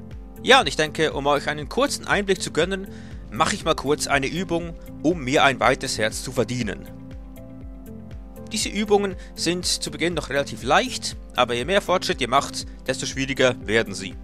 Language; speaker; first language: German; native; German